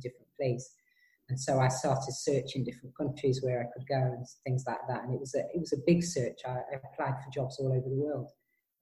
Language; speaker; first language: English; native; English